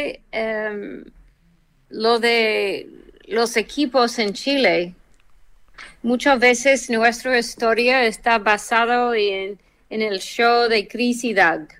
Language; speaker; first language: Spanish; non-native, fluent; English